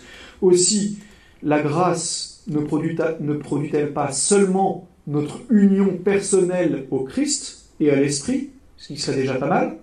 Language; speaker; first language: French; native; French